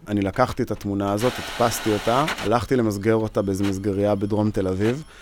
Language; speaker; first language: Hebrew; native; Hebrew